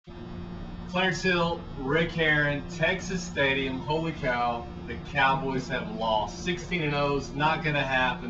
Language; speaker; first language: English; native; English